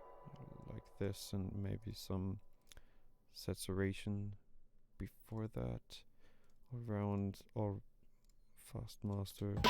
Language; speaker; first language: English; non-native, fluent; German